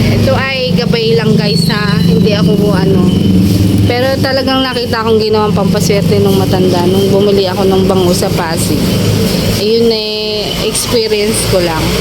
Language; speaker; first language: Filipino; native; Filipino